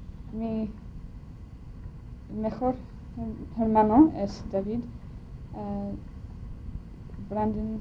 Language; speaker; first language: Spanish; non-native, learner; English